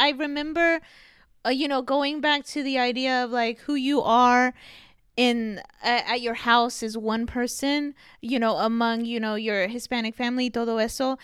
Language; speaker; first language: English; early bilingual, other home language; Spanish